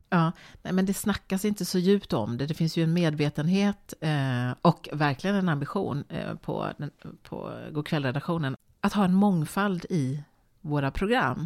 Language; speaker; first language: Swedish; native; Swedish